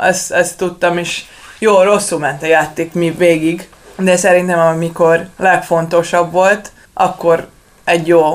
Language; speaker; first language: Hungarian; non-native, learner; Serbian